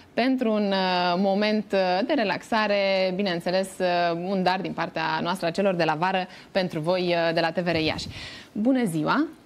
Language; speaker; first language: Romanian; native; Romanian